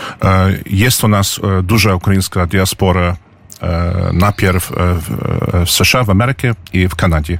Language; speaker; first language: Polish; early bilingual, heritage; English